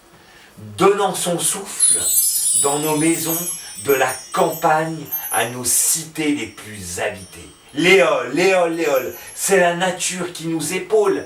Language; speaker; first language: French; native; French